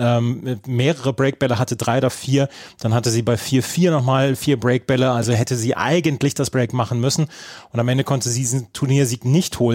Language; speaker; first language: German; native; German